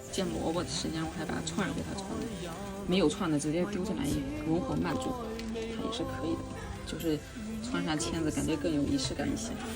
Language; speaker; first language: Chinese; native; Chinese